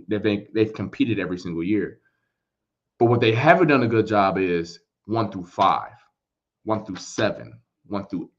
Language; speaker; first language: English; native; English